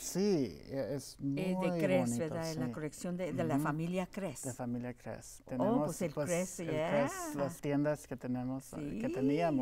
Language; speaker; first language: Spanish; non-native, local second language; English